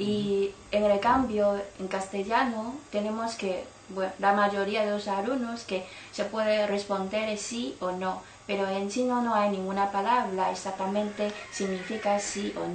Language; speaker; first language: Spanish; non-native, learner; Chinese